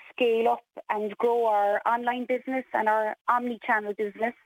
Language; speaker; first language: English; native; English